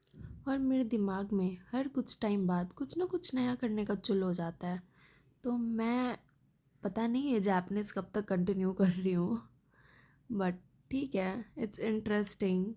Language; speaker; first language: Hindi; native; Hindi